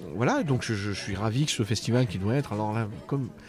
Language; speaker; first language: French; native; French